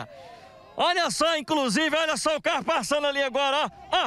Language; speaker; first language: Portuguese; native; Portuguese